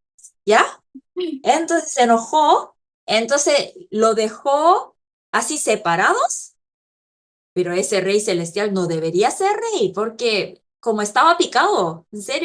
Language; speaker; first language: Spanish; non-native, fluent; Korean